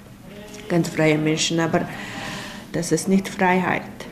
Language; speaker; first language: German; non-native, learner; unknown